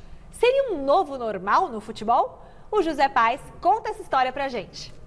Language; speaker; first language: Portuguese; native; Portuguese